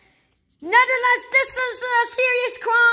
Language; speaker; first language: English; native; English